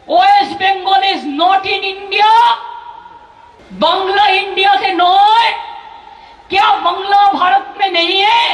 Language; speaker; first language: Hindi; non-native, local second language; Bangla